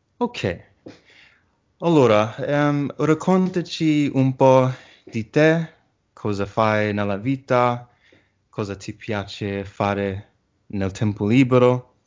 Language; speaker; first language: Italian; non-native, learner; English